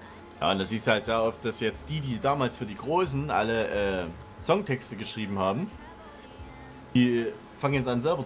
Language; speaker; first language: German; native; German